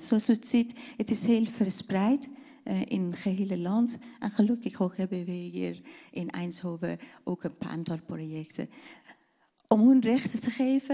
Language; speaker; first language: Dutch; non-native, fluent; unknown